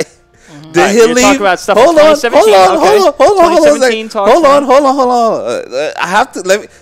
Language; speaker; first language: English; native; English